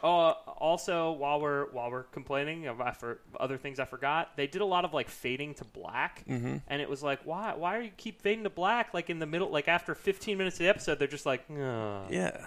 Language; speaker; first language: English; native; English